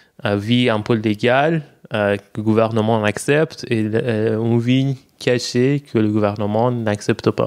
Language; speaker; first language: French; non-native, fluent; Persian